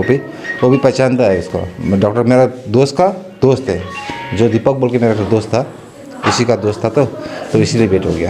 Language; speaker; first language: Hindi; non-native, fluent; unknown